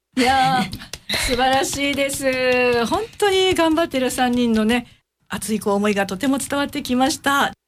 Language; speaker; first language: Japanese; native; Japanese